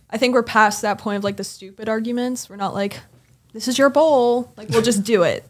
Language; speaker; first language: English; native; English